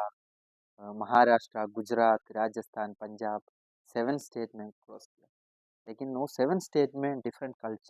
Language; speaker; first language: Hindi; non-native, local second language; Malayalam